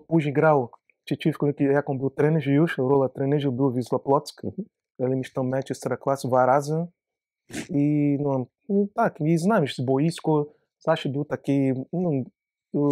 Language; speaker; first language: Polish; non-native, learner; Portuguese